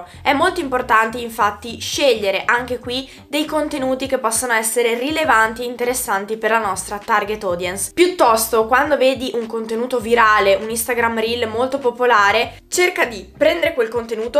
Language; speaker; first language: Italian; native; Italian